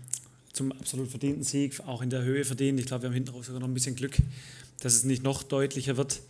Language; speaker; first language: German; native; German